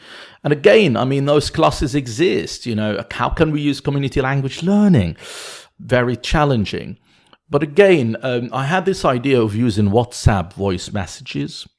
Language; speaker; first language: English; non-native, fluent; Arabic